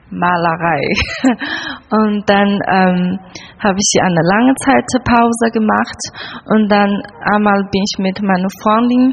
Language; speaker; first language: German; non-native, learner; Chinese